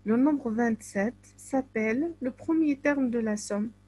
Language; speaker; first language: French; non-native, local second language; Arabic